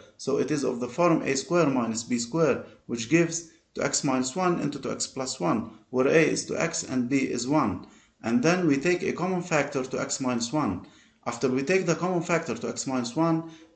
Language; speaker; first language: English; non-native, local second language; Arabic